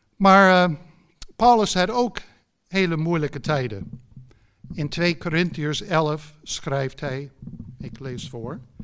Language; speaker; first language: Dutch; non-native, fluent; English